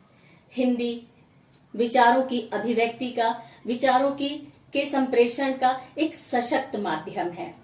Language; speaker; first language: Hindi; native; Hindi